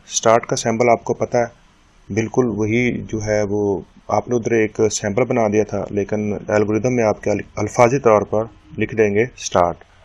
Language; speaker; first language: Urdu; native; Urdu